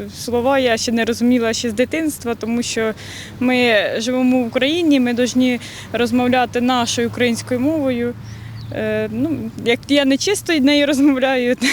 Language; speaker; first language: Ukrainian; non-native, local second language; Russian